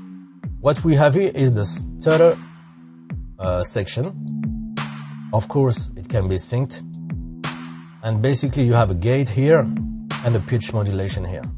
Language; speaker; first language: English; non-native, fluent; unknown